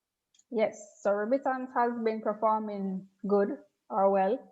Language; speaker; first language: English; native; English